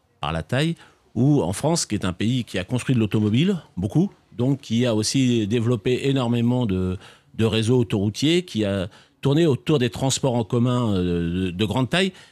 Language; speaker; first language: French; native; French